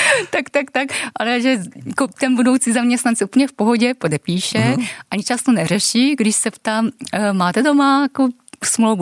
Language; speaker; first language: Czech; non-native, fluent; Japanese